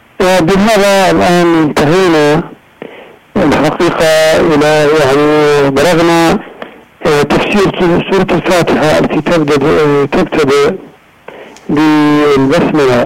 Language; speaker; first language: Arabic; native; Arabic